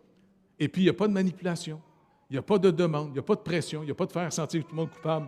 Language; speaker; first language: French; native; French